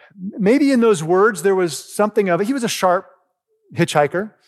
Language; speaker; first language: English; native; English